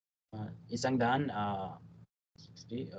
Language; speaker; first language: Filipino; non-native, learner; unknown